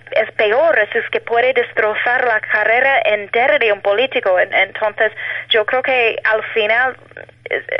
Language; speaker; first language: Spanish; non-native, fluent; English